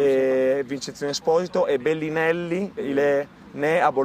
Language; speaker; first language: French; non-native, learner; Italian